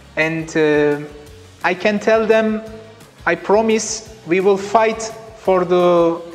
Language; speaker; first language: English; non-native, fluent; Turkish